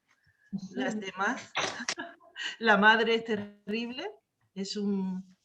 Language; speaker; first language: Spanish; native; Spanish